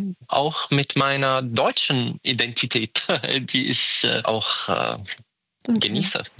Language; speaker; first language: German; non-native, fluent; Arabic